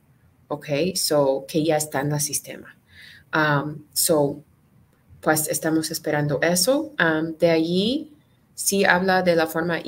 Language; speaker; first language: Spanish; non-native, fluent; English